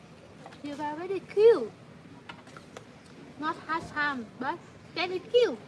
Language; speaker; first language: English; non-native, learner; Vietnamese